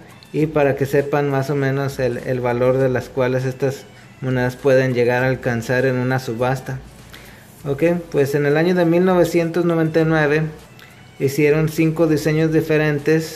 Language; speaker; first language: Spanish; native; Spanish